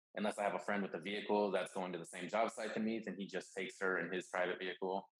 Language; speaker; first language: English; native; English